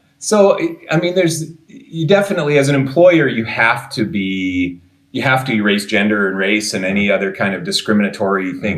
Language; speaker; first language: English; native; English